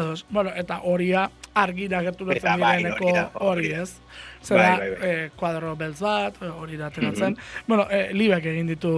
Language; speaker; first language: Basque; native; Basque